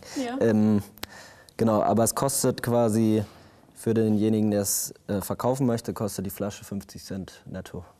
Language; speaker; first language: German; native; German